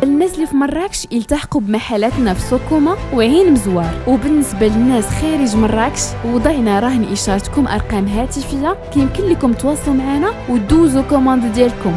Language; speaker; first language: Arabic; native; Arabic